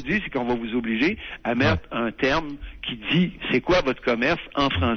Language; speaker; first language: French; native; French